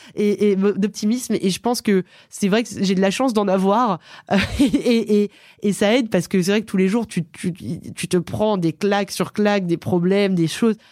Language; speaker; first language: French; native; French